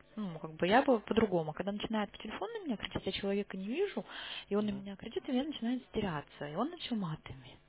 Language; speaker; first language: Russian; native; Russian